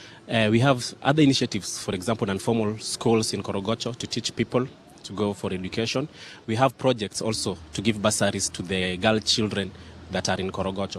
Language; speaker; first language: English; non-native, local second language; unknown